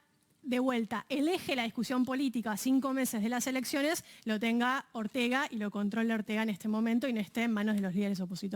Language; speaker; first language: Spanish; native; Spanish